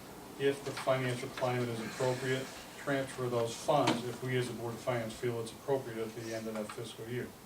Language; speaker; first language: English; native; English